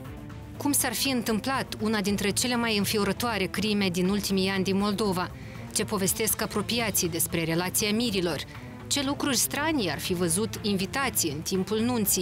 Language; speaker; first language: Romanian; native; Romanian